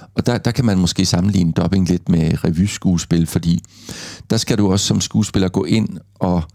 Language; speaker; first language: Danish; native; Danish